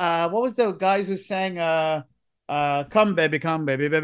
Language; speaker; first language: English; non-native, local second language; Sinhala